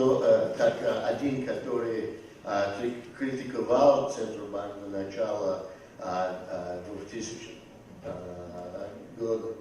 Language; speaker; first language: Russian; non-native, fluent; English